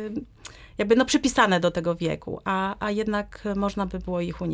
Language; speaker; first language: Polish; native; Polish